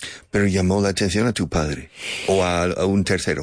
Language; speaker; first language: Spanish; non-native, fluent; English